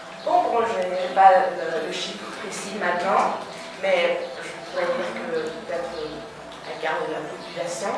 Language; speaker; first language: French; non-native, learner; Spanish